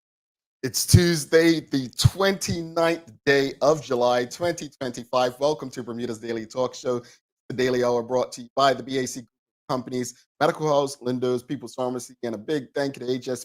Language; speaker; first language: English; native; English